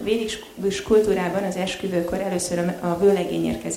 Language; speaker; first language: Hungarian; native; Hungarian